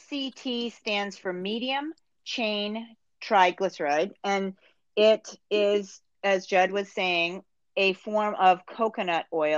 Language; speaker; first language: English; native; English